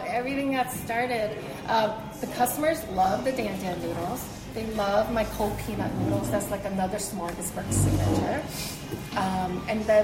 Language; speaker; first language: English; early bilingual, other home language; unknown